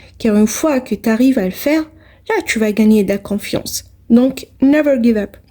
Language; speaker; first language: French; non-native, local second language; Arabic